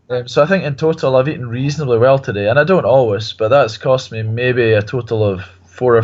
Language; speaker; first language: English; native; English